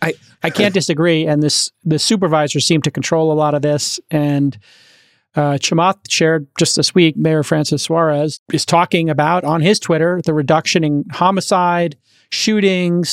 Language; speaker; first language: English; native; English